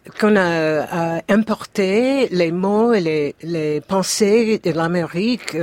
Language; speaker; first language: French; non-native, fluent; English